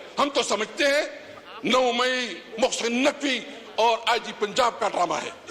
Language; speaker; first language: Urdu; non-native, local second language; Pashto